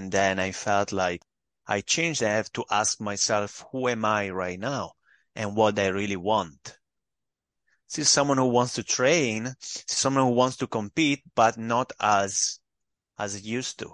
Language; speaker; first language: English; non-native, fluent; Italian